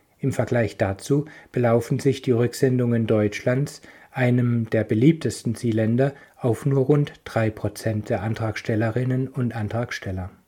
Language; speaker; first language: German; native; German